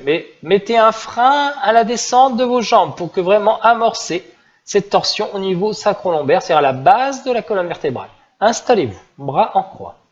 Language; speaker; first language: French; native; French